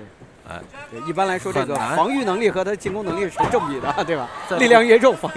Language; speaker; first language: Chinese; native; Chinese